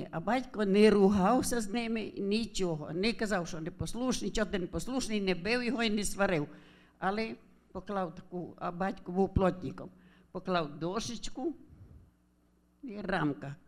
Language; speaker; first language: Ukrainian; native; Ukrainian